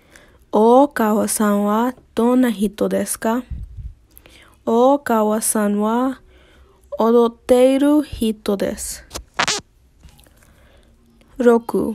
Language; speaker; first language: Japanese; non-native, learner; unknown